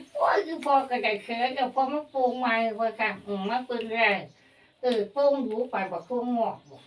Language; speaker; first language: Thai; native; Thai